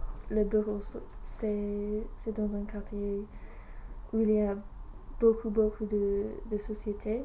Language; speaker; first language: French; non-native, learner; English